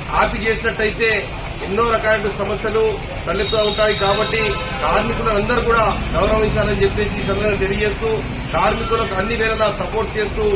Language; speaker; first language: Telugu; native; Telugu